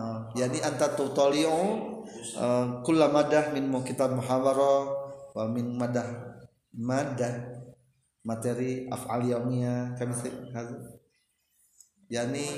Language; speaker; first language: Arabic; non-native, fluent; Indonesian